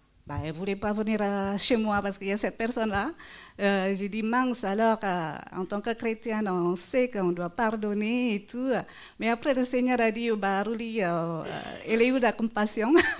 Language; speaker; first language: French; non-native, fluent; Indonesian